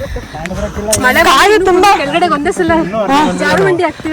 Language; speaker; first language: Kannada; native; Kannada